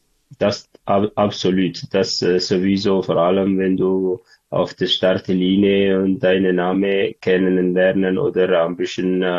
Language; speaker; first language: German; non-native, learner; Tigrinya